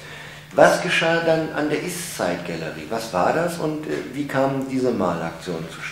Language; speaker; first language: German; native; German